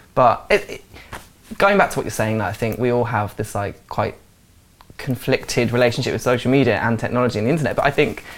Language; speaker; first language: English; native; English